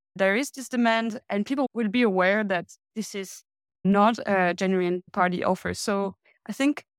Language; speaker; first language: English; non-native, fluent; French